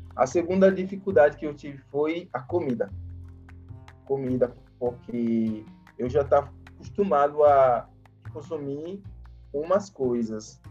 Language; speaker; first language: Portuguese; non-native, fluent; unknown